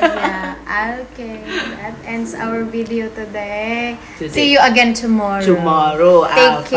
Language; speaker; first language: English; non-native, local second language; Filipino